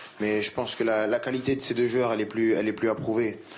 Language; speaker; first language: French; native; French